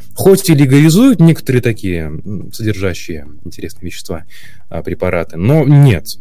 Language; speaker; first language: Russian; native; Russian